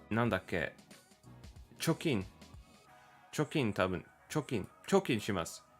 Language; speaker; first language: Japanese; non-native, learner; English